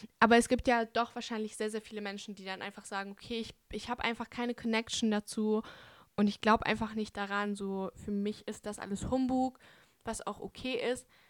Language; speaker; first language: German; native; German